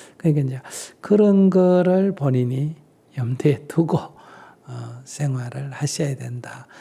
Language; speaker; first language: Korean; native; Korean